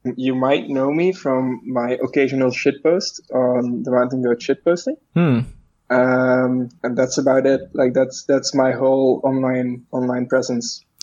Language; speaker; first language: English; non-native, fluent; Dutch